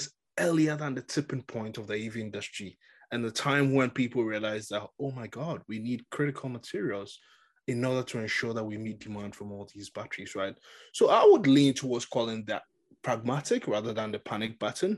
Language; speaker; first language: English; non-native, local second language; Akan